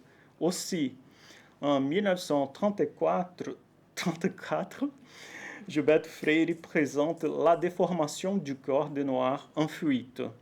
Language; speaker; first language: French; non-native, fluent; Portuguese